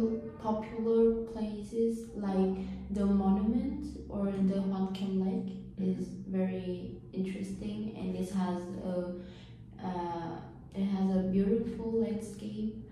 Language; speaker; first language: English; non-native, learner; Vietnamese